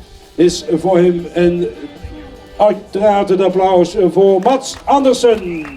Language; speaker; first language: Dutch; native; Dutch